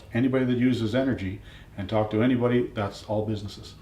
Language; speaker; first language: English; native; English